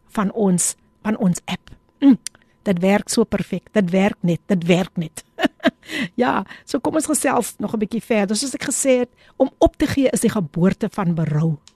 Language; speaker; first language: Afrikaans; native; Afrikaans